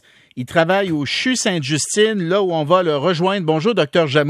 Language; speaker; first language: French; native; French